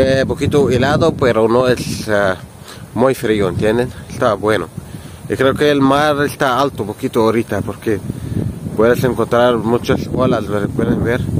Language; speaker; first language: Spanish; non-native, fluent; Arabic